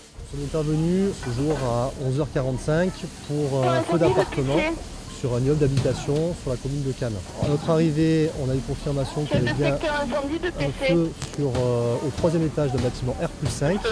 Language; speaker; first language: French; native; French